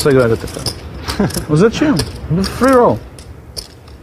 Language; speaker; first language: Russian; non-native, learner; Lithuanian